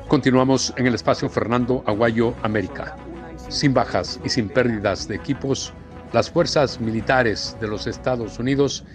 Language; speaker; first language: Spanish; native; Spanish